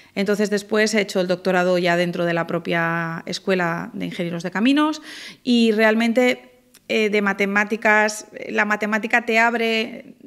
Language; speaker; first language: Spanish; native; Spanish